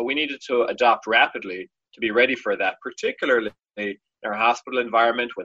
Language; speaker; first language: English; native; English